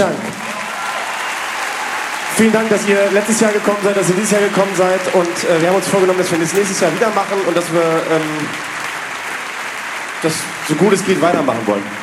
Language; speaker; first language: German; native; German